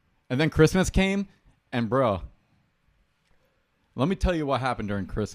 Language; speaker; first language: English; native; English